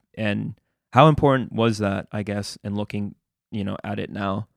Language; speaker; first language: English; early bilingual, other home language; Spanish